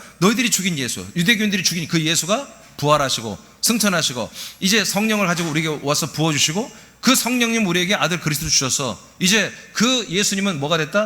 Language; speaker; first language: Korean; native; Korean